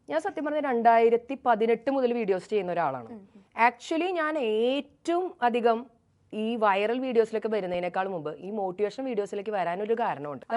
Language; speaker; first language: Malayalam; native; Malayalam